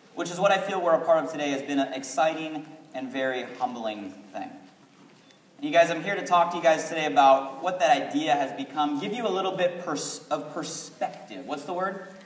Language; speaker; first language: English; native; English